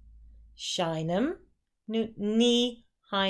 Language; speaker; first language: Irish; non-native, fluent; English